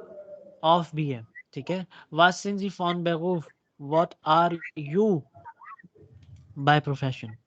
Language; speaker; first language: German; non-native, fluent; Urdu